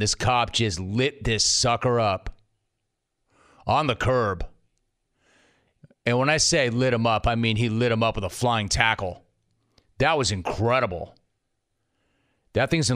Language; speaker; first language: English; native; English